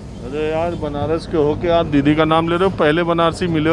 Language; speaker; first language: Hindi; native; Hindi